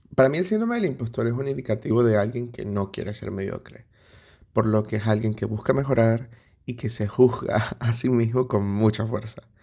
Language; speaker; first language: Spanish; native; Spanish